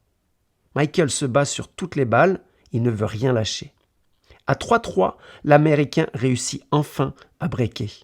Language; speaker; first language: French; native; French